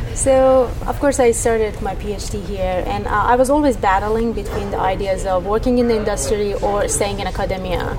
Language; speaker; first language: English; non-native, fluent; Persian